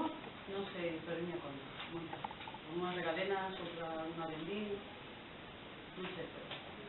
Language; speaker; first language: Spanish; non-native, local second language; Galician